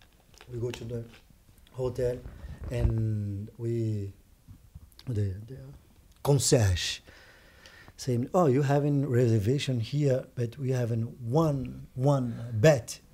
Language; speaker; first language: English; non-native, learner; Portuguese